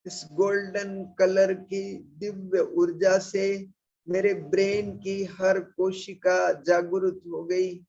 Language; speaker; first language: Hindi; non-native, local second language; Marathi